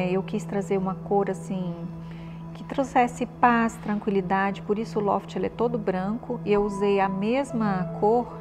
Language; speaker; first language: Portuguese; native; Portuguese